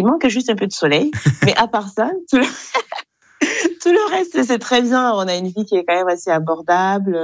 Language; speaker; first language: French; non-native, local second language; Kinyarwanda